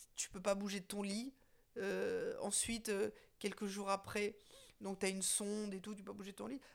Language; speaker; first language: French; native; French